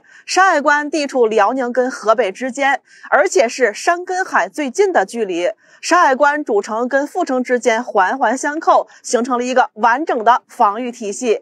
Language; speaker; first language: Chinese; native; Chinese